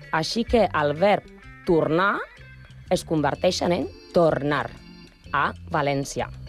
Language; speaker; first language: Catalan; non-native, learner; Spanish